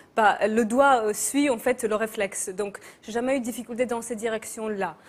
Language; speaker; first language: French; non-native, fluent; Georgian